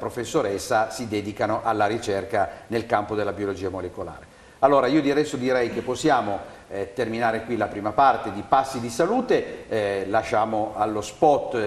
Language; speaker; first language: Italian; native; Italian